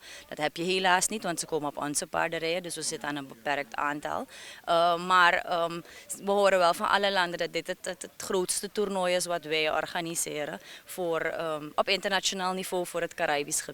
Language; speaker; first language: Dutch; native; Dutch